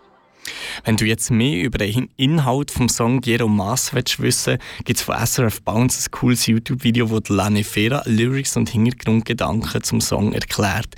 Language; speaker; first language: German; native; German